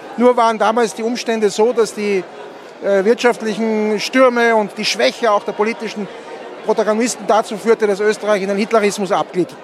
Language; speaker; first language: German; native; German